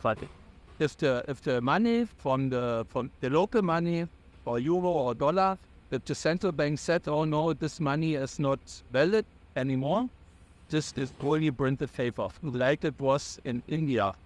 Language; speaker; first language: English; non-native, fluent; German